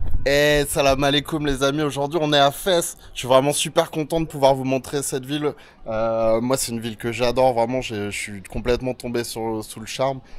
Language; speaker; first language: French; native; French